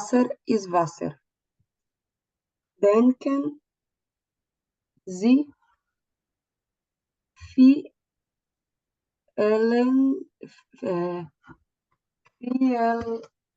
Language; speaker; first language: German; non-native, learner; Portuguese